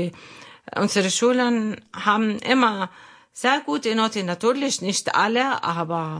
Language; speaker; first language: German; non-native, learner; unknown